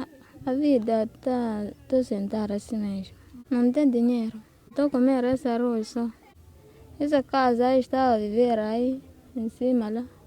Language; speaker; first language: Portuguese; non-native, local second language; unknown